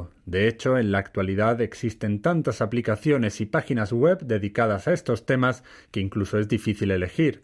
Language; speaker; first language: Spanish; native; Spanish